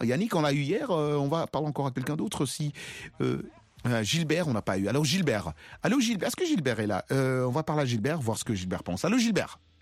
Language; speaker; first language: French; non-native, local second language; Lingala